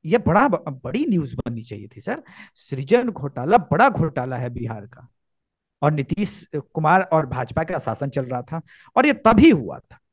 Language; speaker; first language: Hindi; native; Hindi